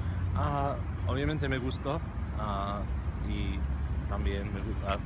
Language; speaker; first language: Spanish; non-native, fluent; English